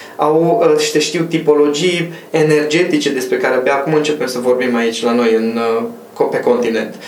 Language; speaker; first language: Romanian; non-native, local second language; Hungarian